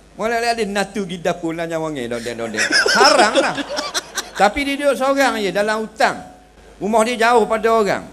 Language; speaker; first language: Malay; native; Malay